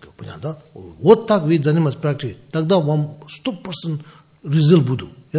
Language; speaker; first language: Russian; non-native, learner; Tibetan